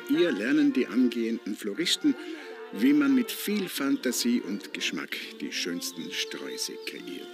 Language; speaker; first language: German; native; German